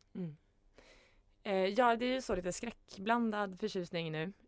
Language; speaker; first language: Swedish; native; Swedish